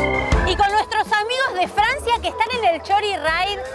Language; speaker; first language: Spanish; native; Spanish